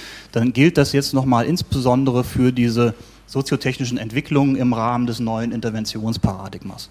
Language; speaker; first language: German; native; German